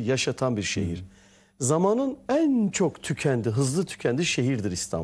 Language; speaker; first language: Turkish; native; Turkish